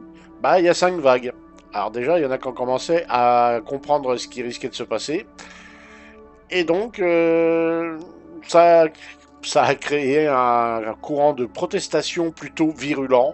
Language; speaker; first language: French; native; French